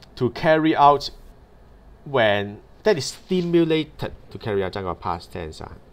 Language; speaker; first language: English; non-native, local second language; Cantonese